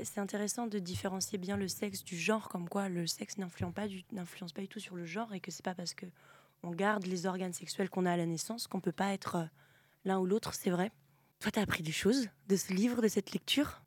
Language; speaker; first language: French; native; French